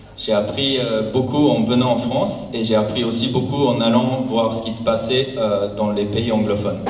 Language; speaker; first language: French; non-native, fluent; Japanese